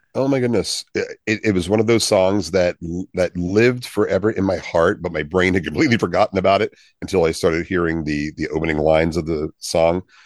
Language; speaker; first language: English; native; English